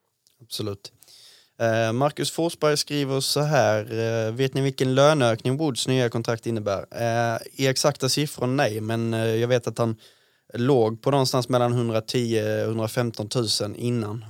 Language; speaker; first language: Swedish; native; Swedish